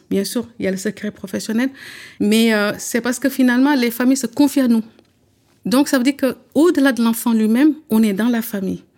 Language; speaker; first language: French; early bilingual, other home language; Wolof